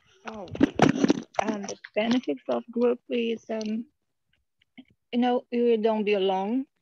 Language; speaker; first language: English; non-native, learner; Portuguese